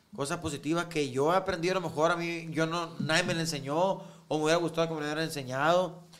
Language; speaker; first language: Spanish; native; Spanish